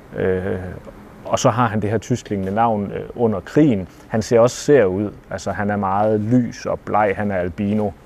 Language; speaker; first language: Danish; native; Danish